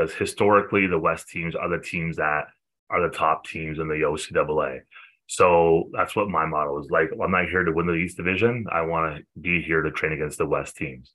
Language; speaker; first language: English; native; English